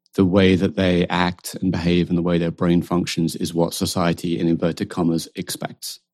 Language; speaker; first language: English; native; English